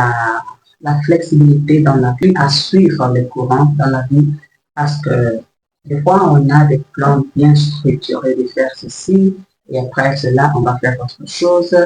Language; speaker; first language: French; non-native, learner; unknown